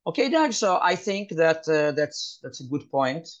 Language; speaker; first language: English; non-native, fluent; Hebrew